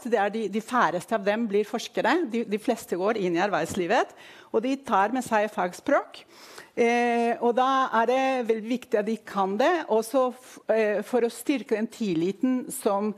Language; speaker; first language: Norwegian; non-native, fluent; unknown